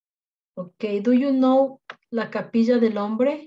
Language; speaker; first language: English; non-native, learner; Spanish